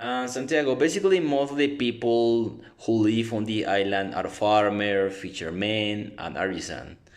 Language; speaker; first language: English; non-native, learner; Spanish